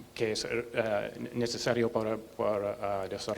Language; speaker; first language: Spanish; non-native, learner; English